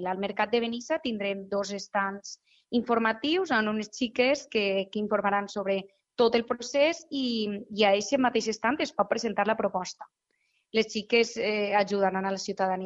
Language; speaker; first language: Catalan; native; Catalan